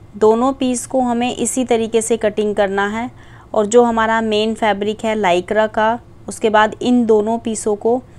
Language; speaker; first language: Hindi; native; Hindi